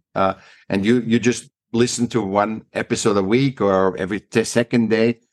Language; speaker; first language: English; non-native, fluent; German